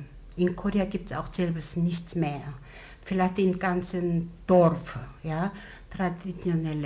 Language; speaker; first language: German; non-native, learner; Korean